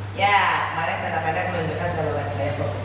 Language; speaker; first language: Indonesian; native; Indonesian